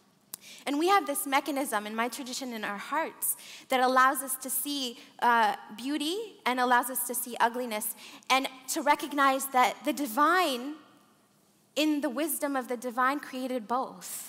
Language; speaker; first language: English; early bilingual, other home language; Arabic